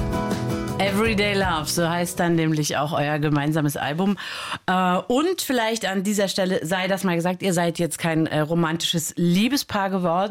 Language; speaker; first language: German; native; German